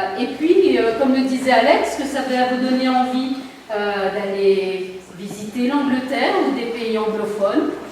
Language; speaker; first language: French; native; French